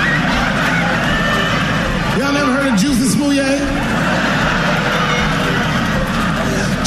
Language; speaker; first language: English; early bilingual, other home language; Greek